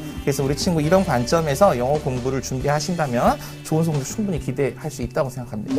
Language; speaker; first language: Korean; native; Korean